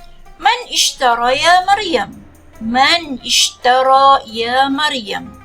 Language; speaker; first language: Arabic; non-native, fluent; Malay